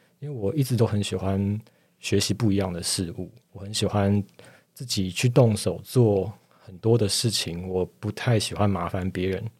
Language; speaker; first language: Chinese; native; Chinese